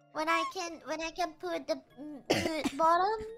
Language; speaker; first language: English; non-native, learner; Japanese